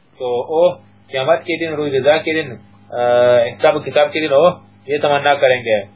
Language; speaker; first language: Urdu; native; Urdu